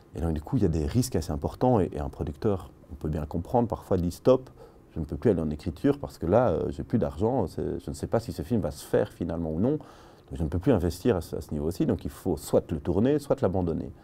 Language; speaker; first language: French; native; French